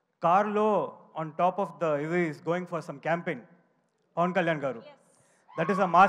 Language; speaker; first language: Telugu; non-native, learner; Tamil